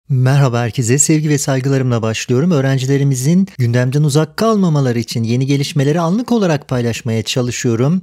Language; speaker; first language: Turkish; native; Turkish